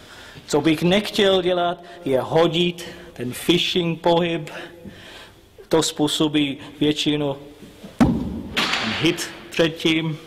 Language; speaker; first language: Czech; non-native, learner; English